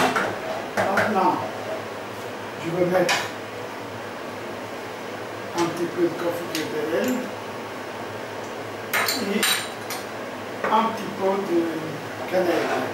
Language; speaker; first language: French; non-native, learner; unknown